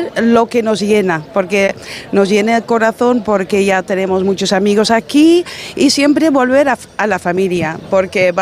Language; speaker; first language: Spanish; non-native, fluent; Dutch